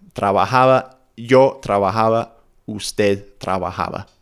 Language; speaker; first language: Spanish; non-native, fluent; English